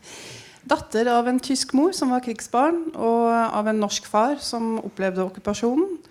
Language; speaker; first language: Norwegian; early bilingual, heritage; Norwegian